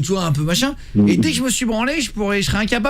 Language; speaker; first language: French; native; French